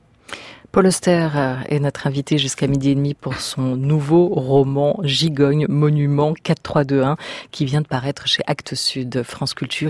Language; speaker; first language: French; native; French